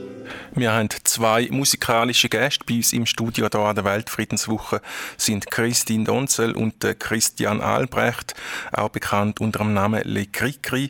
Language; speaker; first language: German; native; German